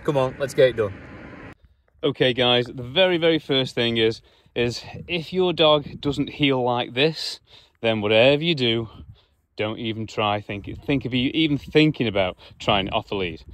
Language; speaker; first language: English; native; English